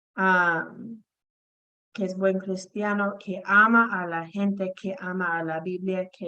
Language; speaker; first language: Spanish; non-native, fluent; English